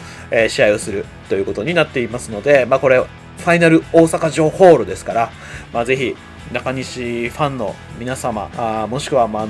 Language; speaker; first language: Japanese; native; Japanese